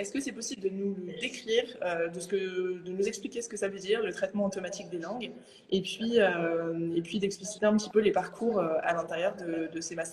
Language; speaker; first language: French; native; French